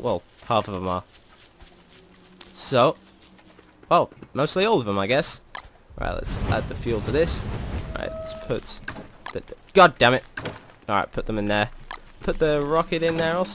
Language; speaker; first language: English; native; English